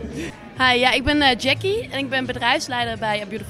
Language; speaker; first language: Dutch; native; Dutch